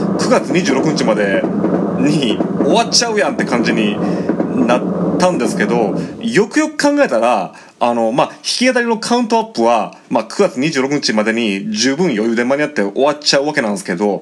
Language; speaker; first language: Japanese; native; Japanese